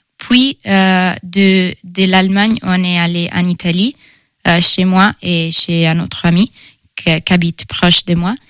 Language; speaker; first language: French; non-native, fluent; Italian